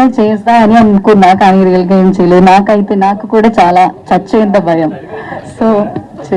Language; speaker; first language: Telugu; non-native, learner; Malayalam